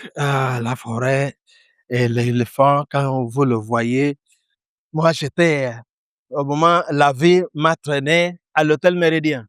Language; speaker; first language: French; early bilingual, other home language; Igbo